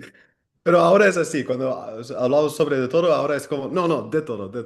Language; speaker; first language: Spanish; non-native, fluent; Dutch